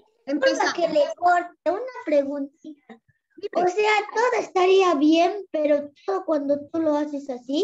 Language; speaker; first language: Spanish; native; Spanish